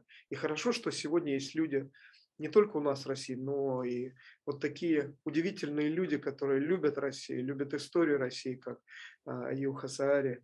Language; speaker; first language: Russian; native; Russian